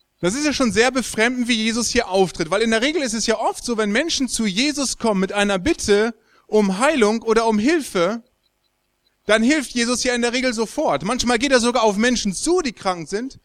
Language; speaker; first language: German; native; German